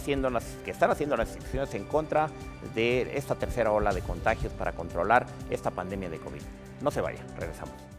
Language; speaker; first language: Spanish; native; Spanish